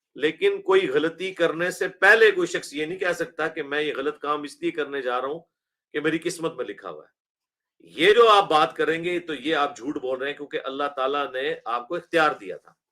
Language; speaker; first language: Urdu; non-native, local second language; Punjabi